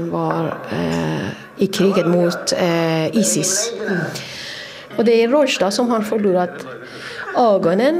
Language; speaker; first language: Swedish; non-native, fluent; Persian